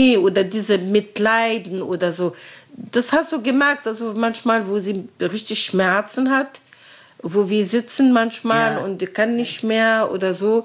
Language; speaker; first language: German; non-native, learner; Arabic